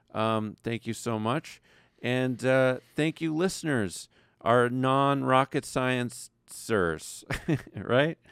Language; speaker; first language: English; native; English